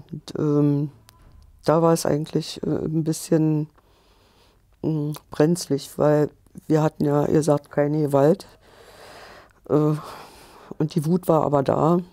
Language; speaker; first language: German; native; German